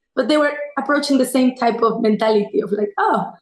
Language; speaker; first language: English; non-native, fluent; Spanish